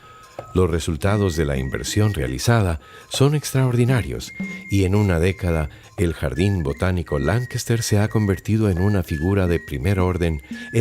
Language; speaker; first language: Spanish; native; Spanish